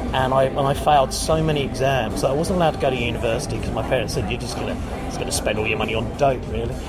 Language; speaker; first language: English; native; English